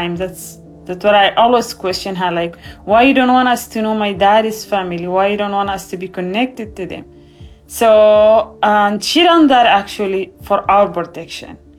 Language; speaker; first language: English; non-native, fluent; Arabic